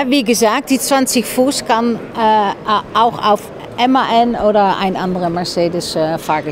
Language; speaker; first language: German; non-native, fluent; Dutch